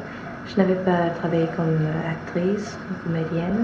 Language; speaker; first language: French; non-native, fluent; English